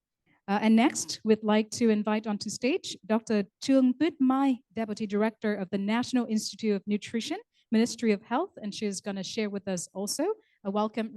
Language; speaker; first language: English; non-native, local second language; Vietnamese